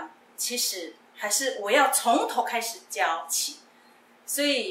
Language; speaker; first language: Chinese; non-native, local second language; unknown